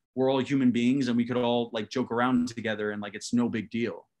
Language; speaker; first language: English; native; English